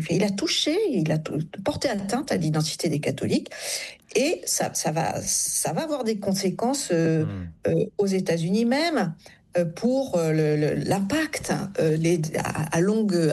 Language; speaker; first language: French; native; French